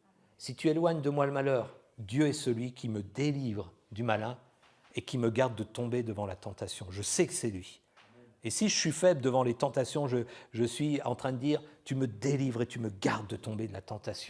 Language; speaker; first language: French; native; French